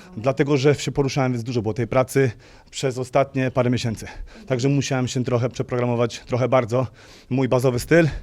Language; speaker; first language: Polish; native; Polish